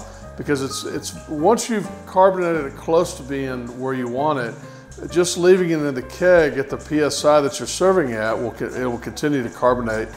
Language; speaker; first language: English; native; English